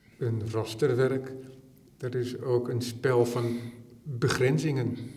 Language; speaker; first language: Dutch; native; Dutch